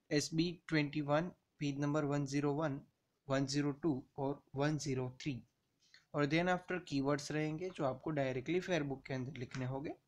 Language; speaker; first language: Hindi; non-native, local second language; Gujarati